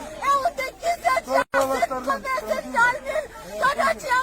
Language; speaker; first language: Portuguese; non-native, learner; Haitian Creole